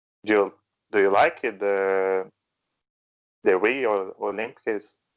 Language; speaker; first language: English; non-native, learner; Portuguese